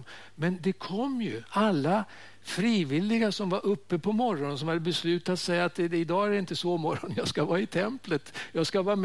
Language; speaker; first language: Swedish; native; Swedish